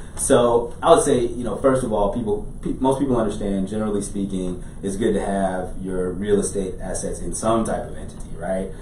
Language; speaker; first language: English; native; English